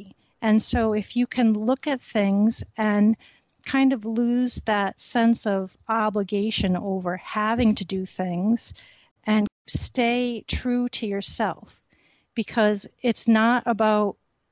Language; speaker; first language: English; native; English